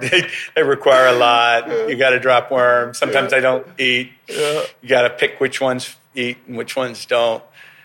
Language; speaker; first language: English; native; English